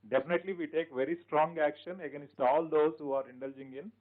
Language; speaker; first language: English; non-native, local second language; Telugu